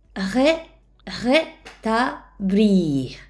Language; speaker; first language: French; non-native, learner; Japanese